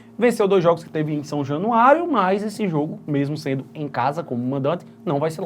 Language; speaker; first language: Portuguese; native; Portuguese